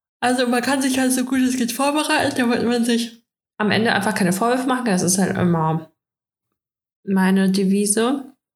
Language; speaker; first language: German; early bilingual, other home language; Russian